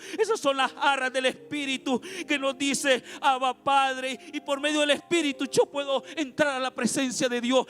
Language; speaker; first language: Spanish; native; Spanish